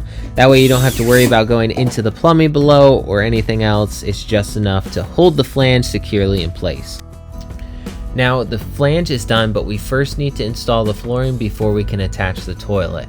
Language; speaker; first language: English; native; English